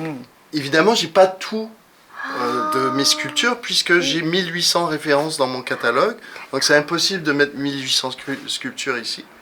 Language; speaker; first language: French; native; French